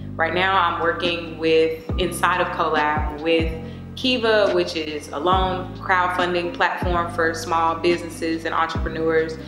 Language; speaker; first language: English; native; English